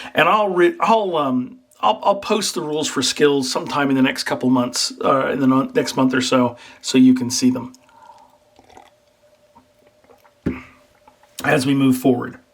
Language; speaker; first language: English; native; English